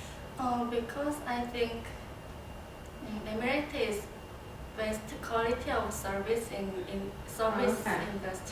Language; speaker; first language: English; non-native, learner; Korean